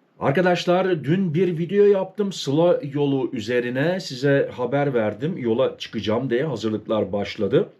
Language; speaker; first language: Turkish; native; Turkish